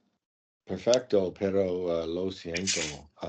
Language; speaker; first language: Spanish; non-native, learner; English